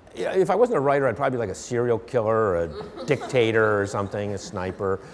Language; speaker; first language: English; native; English